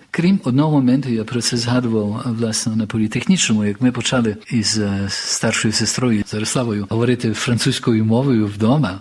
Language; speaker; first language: Ukrainian; early bilingual, heritage; Ukrainian